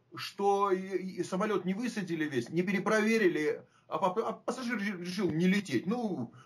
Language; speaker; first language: Russian; native; Russian